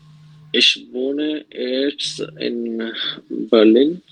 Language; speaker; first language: German; non-native, learner; Bangla